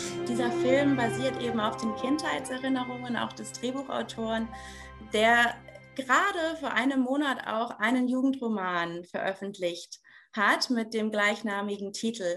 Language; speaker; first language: German; native; German